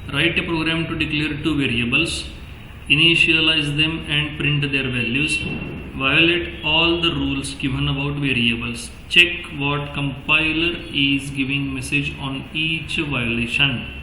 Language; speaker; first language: English; non-native, local second language; Hindi